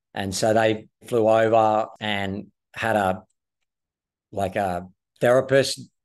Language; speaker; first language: English; native; English